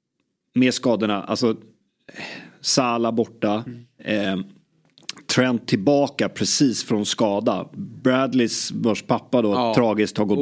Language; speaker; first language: Swedish; native; Swedish